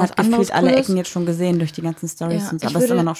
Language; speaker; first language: German; native; German